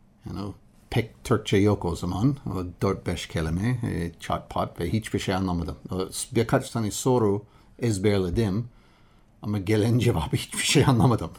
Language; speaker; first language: Turkish; non-native, learner; English